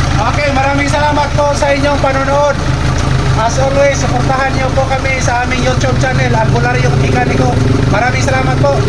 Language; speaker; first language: Filipino; native; Filipino